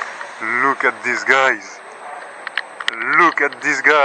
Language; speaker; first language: English; non-native, learner; French